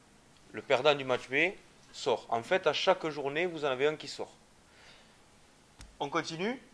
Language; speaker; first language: French; native; French